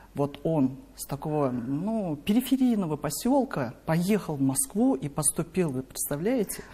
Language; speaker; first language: Russian; non-native, local second language; Korean